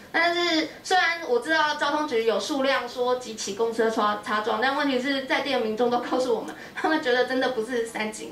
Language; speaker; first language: Chinese; native; Chinese